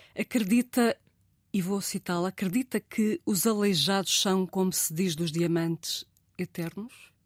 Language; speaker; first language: Portuguese; native; Portuguese